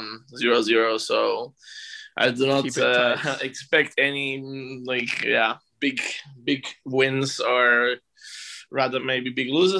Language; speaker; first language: English; non-native, fluent; Slovak